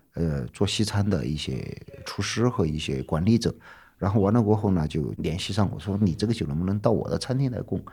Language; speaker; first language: Chinese; native; Chinese